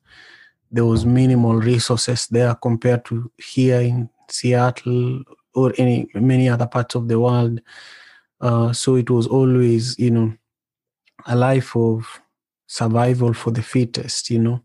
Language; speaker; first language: English; non-native, local second language; Luo (Kenya and Tanzania)